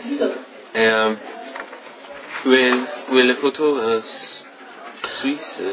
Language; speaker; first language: French; non-native, learner; English